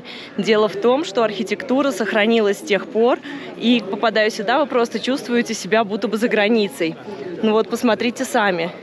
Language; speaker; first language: Russian; native; Russian